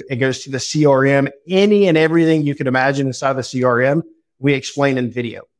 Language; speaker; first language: English; native; English